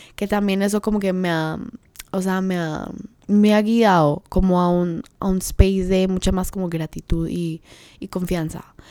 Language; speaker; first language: Spanish; early bilingual, heritage; Spanish